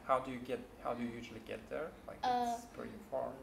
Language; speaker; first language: English; non-native, fluent; Vietnamese